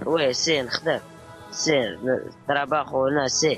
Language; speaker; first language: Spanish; non-native, learner; Arabic